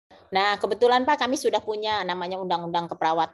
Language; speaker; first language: Indonesian; native; Indonesian